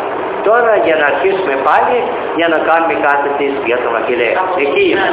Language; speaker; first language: Greek; early bilingual, heritage; Greek